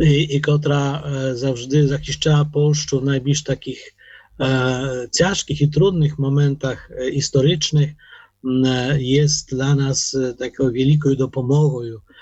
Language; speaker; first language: Polish; non-native, learner; Ukrainian